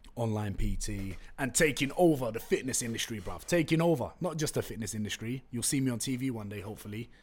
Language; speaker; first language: English; non-native, local second language; Turkish